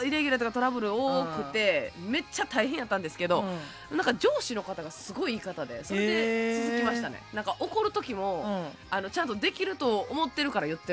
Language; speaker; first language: Japanese; native; Japanese